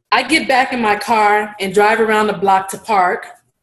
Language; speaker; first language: English; native; English